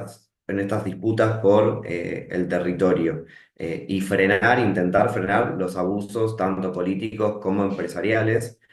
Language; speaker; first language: Spanish; native; Spanish